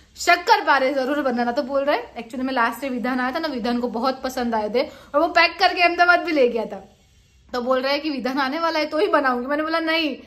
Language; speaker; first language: Hindi; non-native, local second language; Gujarati